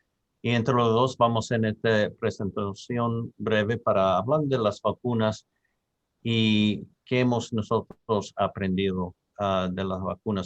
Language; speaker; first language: Spanish; non-native, fluent; English